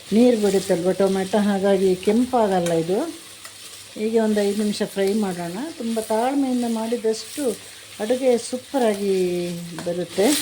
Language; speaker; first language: Kannada; non-native, local second language; Malayalam